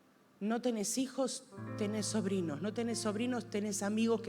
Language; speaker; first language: Spanish; native; Spanish